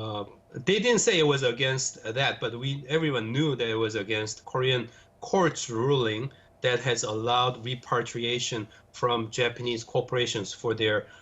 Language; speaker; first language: English; non-native, fluent; Korean